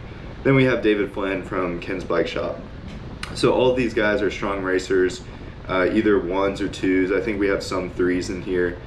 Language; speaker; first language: English; native; English